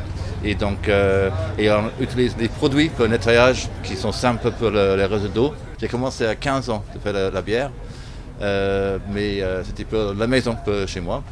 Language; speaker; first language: French; non-native, learner; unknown